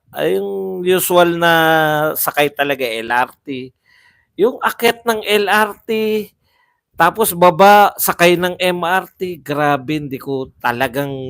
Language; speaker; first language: Filipino; native; Filipino